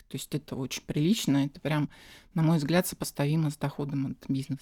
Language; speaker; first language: Russian; native; Russian